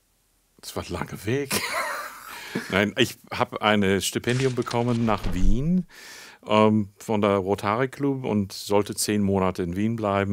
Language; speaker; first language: German; non-native, fluent; English